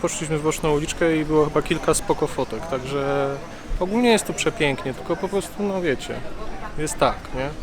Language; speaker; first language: Polish; native; Polish